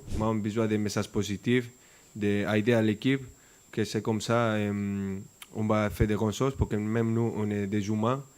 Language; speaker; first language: French; non-native, fluent; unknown